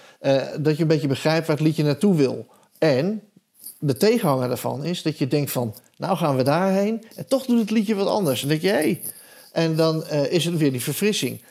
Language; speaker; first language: Dutch; native; Dutch